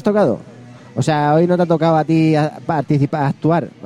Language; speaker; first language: Spanish; native; Spanish